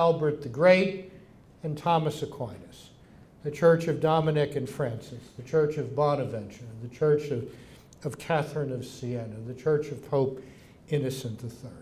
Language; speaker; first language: English; native; English